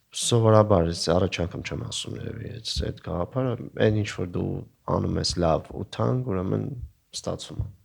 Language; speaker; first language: Armenian; native; Armenian